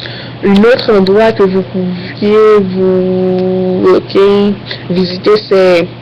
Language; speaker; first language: French; non-native, learner; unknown